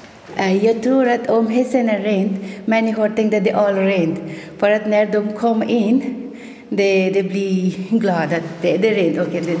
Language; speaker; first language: Swedish; non-native, learner; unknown